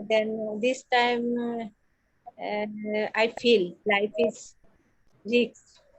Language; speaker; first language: English; non-native, learner; Assamese